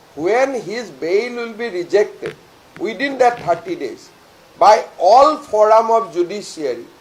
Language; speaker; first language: English; non-native, local second language; Assamese